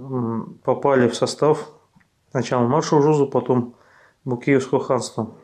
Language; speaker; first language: Russian; native; Russian